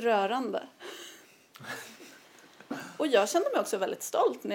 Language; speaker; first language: Swedish; native; Swedish